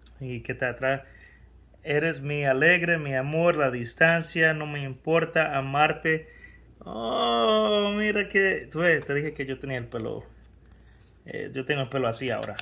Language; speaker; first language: Spanish; early bilingual, heritage; Spanish